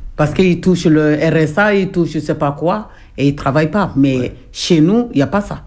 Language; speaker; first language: French; non-native, local second language; Jola-Fonyi